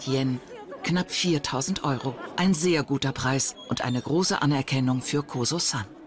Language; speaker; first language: German; native; German